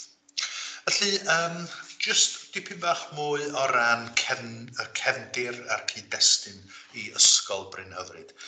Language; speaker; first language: Welsh; native; Welsh